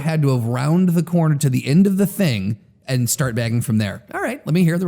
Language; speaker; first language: English; native; English